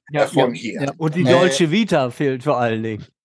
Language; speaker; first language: German; native; German